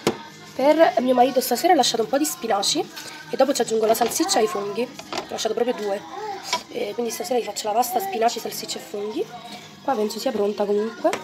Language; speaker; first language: Italian; native; Italian